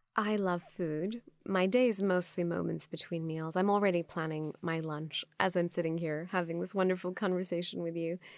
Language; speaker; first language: English; non-native, local second language; Urdu